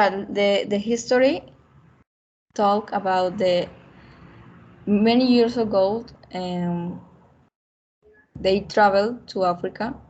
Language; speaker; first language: English; non-native, learner; Spanish